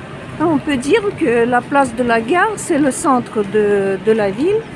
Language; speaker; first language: French; non-native, fluent; Russian